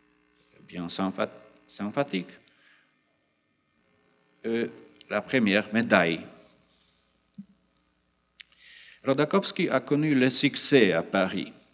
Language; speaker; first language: French; non-native, fluent; Polish